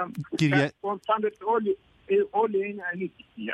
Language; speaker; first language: Greek; non-native, learner; Arabic